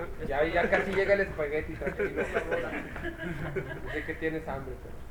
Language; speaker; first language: Spanish; non-native, fluent; English